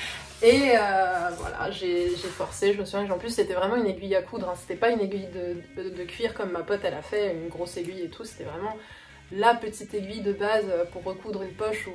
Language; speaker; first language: French; native; French